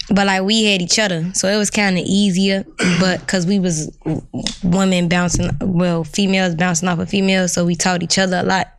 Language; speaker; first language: English; native; English